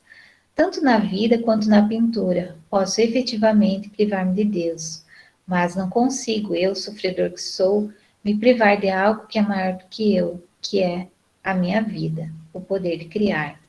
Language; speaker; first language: Portuguese; native; Portuguese